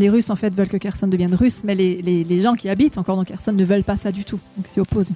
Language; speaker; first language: French; native; French